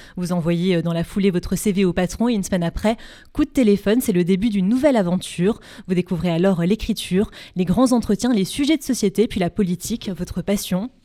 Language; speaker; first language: French; native; French